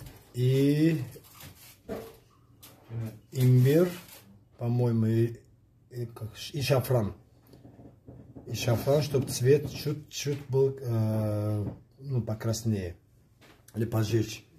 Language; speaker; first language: Russian; non-native, learner; Azerbaijani